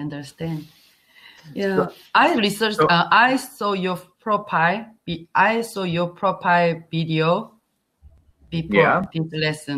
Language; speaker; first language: English; non-native, learner; Korean